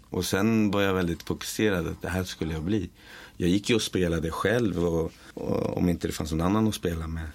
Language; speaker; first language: Swedish; native; Swedish